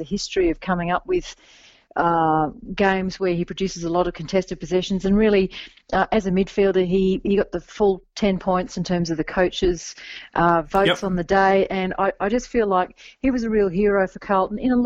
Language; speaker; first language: English; native; English